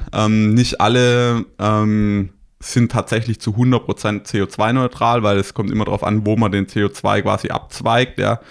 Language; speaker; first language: German; native; German